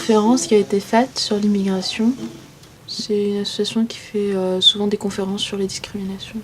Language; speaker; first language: French; non-native, local second language; Arabic